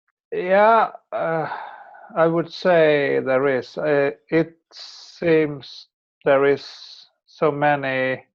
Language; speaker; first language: English; non-native, fluent; Swedish